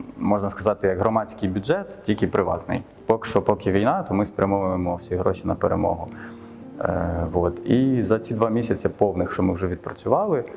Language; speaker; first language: Ukrainian; native; Ukrainian